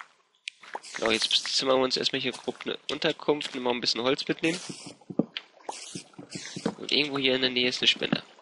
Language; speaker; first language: German; native; German